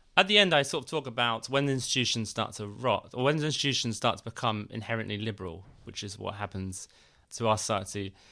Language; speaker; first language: English; native; English